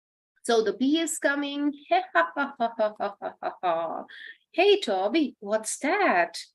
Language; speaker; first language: English; non-native, local second language; Hindi